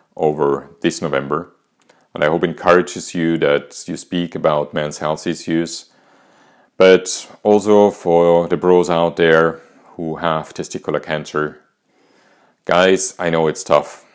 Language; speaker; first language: English; non-native, fluent; German